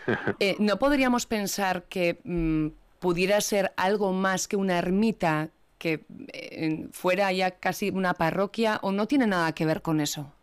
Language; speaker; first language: Spanish; native; Spanish